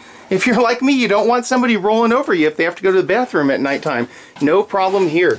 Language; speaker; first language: English; native; English